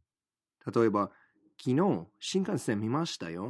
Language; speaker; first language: Japanese; non-native, fluent; English